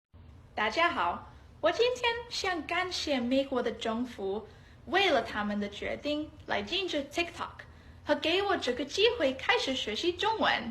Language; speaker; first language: Chinese; non-native, learner; English